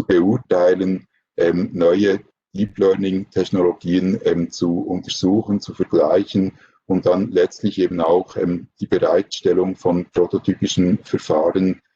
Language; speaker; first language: German; native; German